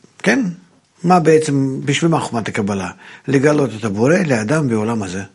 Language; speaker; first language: Hebrew; native; Hebrew